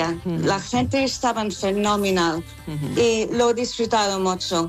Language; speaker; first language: Spanish; non-native, fluent; English